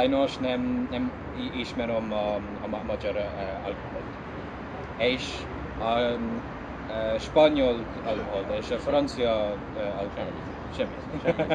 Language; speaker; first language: Hungarian; non-native, learner; English